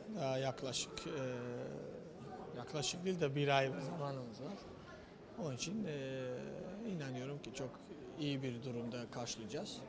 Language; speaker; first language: Turkish; non-native, fluent; Georgian